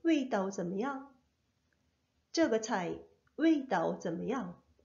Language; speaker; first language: Chinese; non-native, fluent; Korean